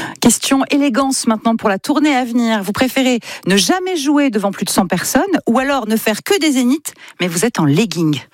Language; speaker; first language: French; native; French